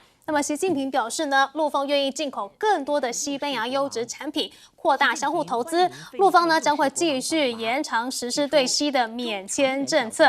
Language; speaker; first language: Chinese; native; Chinese